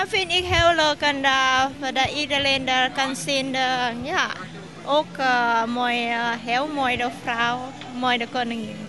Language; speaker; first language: Dutch; non-native, learner; Thai